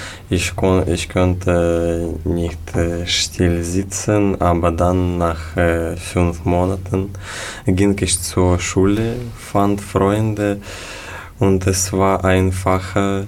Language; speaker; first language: German; non-native, fluent; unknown